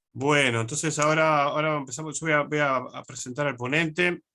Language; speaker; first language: Spanish; native; Spanish